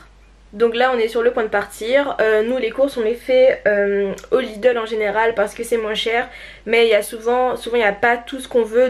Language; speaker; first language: French; native; French